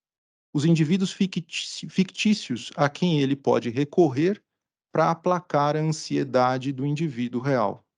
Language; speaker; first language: Portuguese; native; Portuguese